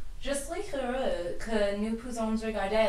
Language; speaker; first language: French; non-native, learner; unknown